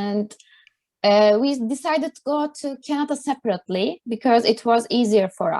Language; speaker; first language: English; non-native, learner; Turkish